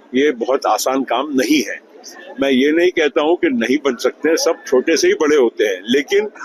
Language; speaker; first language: Hindi; non-native, local second language; Marathi